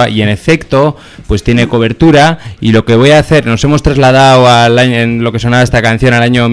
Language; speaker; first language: Spanish; native; Spanish